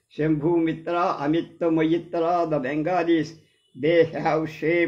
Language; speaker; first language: English; non-native, local second language; Telugu